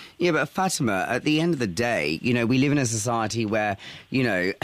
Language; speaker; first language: English; native; English